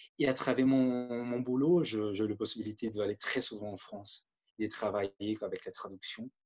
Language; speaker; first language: French; non-native, fluent; Portuguese